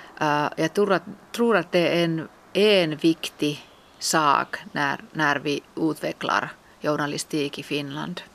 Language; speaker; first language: Swedish; non-native, local second language; Finnish